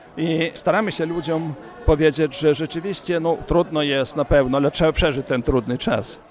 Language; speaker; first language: Polish; early bilingual, heritage; Polish